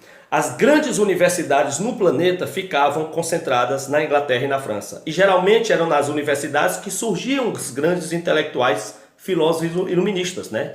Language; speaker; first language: Portuguese; native; Portuguese